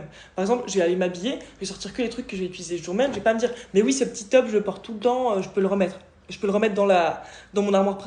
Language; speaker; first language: French; native; French